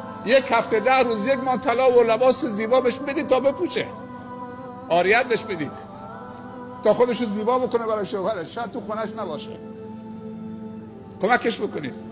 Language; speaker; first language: Persian; native; Persian